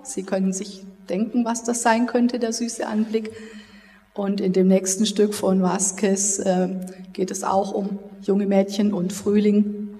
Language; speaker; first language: German; native; German